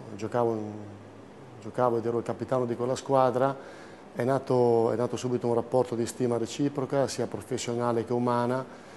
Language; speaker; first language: Italian; native; Italian